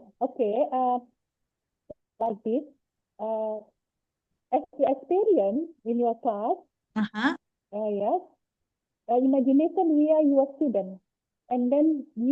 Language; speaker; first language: English; non-native, learner; Indonesian